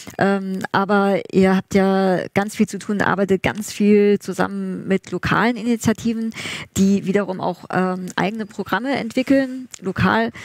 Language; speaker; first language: German; native; German